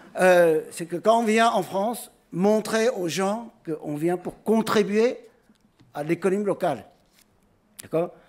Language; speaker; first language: French; non-native, fluent; Chinese